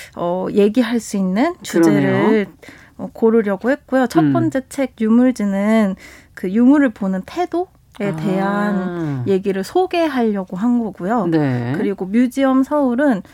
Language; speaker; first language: Korean; native; Korean